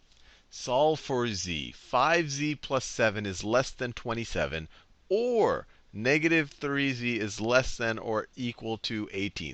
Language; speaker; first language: English; native; English